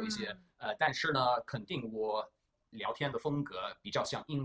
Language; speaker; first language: Chinese; early bilingual, heritage; English